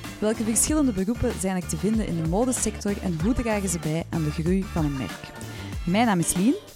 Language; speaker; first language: Dutch; native; Dutch